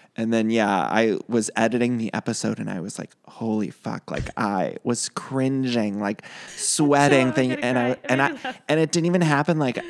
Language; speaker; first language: English; native; English